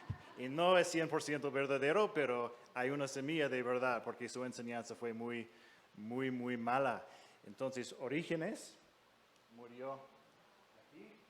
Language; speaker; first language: Spanish; non-native, fluent; English